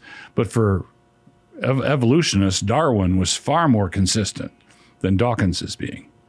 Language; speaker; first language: English; native; English